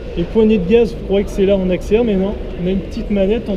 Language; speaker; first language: French; native; French